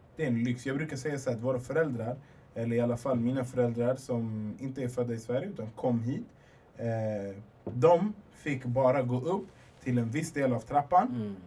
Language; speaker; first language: Swedish; native; Swedish